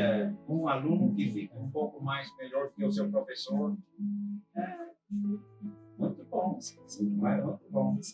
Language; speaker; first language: Portuguese; non-native, fluent; English